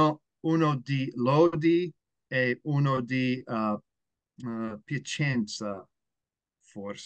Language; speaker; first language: Italian; non-native, learner; English